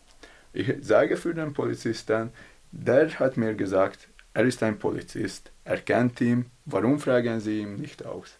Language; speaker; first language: German; non-native, learner; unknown